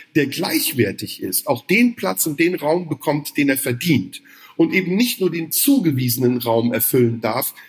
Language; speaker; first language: German; early bilingual, other home language; Turkish